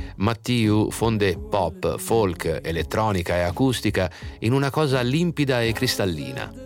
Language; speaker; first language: Italian; native; Italian